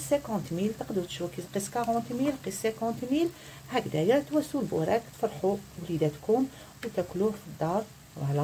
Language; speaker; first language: Arabic; native; Arabic